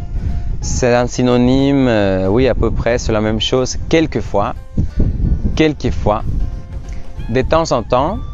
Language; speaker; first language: French; non-native, fluent; Spanish